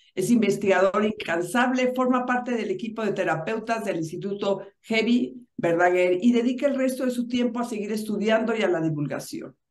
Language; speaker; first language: Spanish; native; Spanish